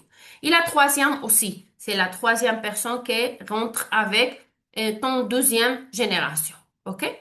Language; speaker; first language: French; non-native, learner; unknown